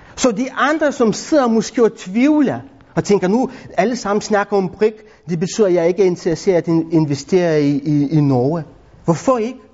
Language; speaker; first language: Danish; non-native, fluent; Lithuanian